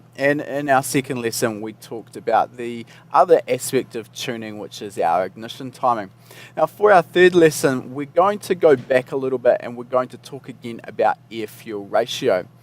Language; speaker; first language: English; native; English